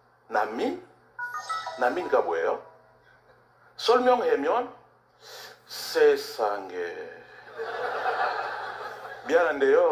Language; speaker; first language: Korean; non-native, learner; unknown